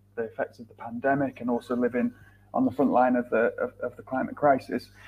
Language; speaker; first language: English; native; English